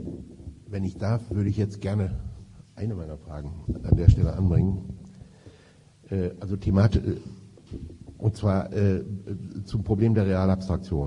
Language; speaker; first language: German; native; German